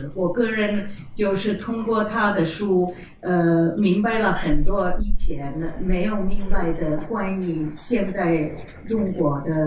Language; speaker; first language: Chinese; non-native, fluent; Czech